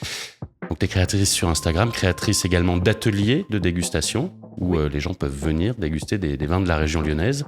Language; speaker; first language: French; native; French